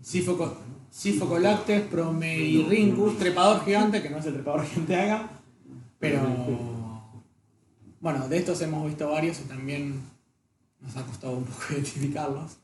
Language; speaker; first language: Spanish; native; Spanish